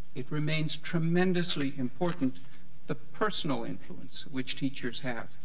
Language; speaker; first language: English; native; English